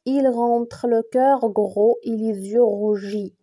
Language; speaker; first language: French; non-native, local second language; Arabic